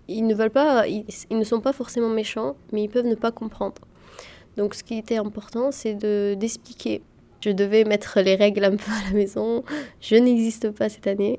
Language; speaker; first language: French; early bilingual, other home language; Arabic